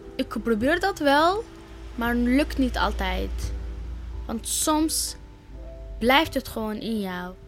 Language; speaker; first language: Dutch; early bilingual, other home language; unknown